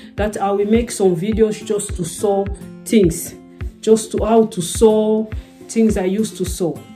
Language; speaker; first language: English; non-native, learner; Lingala